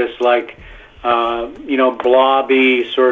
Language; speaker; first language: English; non-native, fluent; Italian